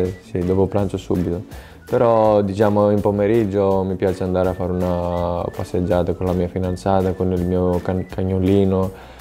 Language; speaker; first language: Italian; non-native, fluent; Greek